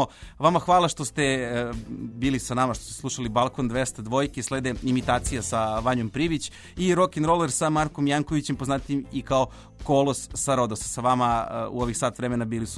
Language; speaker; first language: Serbian; native; Serbian